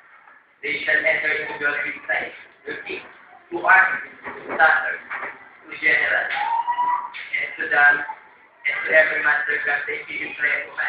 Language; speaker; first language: English; non-native, learner; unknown